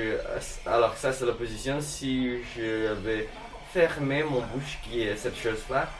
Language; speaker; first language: French; non-native, learner; Chinese